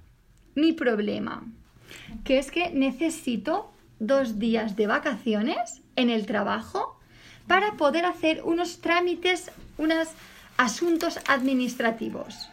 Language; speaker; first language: Spanish; native; Spanish